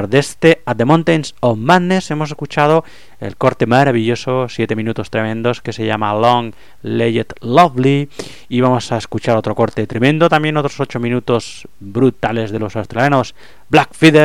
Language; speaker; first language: Spanish; native; Spanish